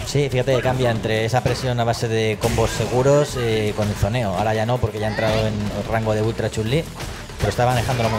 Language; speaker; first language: Spanish; native; Spanish